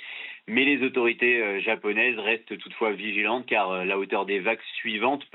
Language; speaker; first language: French; native; French